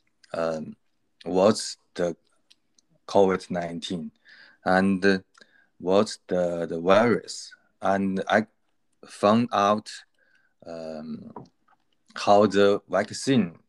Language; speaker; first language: English; non-native, learner; Chinese